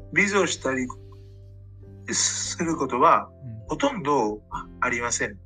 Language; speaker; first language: Japanese; non-native, fluent; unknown